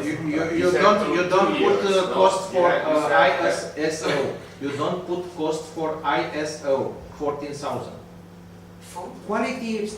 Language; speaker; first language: English; non-native, learner; Romanian